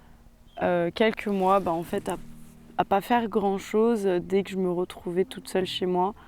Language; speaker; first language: French; native; French